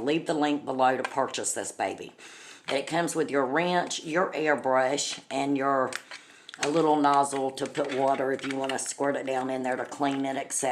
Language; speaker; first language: English; native; English